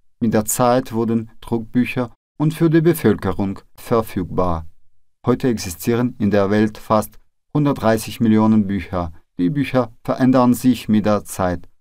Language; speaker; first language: German; non-native, fluent; Russian